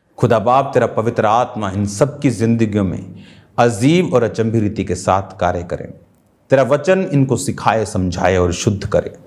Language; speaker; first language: Hindi; non-native, local second language; Punjabi